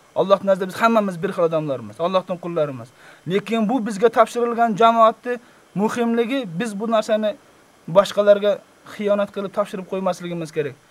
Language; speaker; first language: Uzbek; native; Uzbek